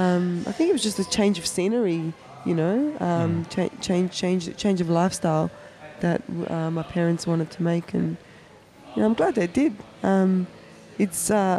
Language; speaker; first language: English; early bilingual, other home language; German